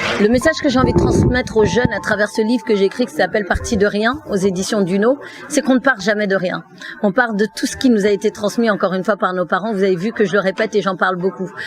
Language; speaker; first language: French; early bilingual, other home language; Fula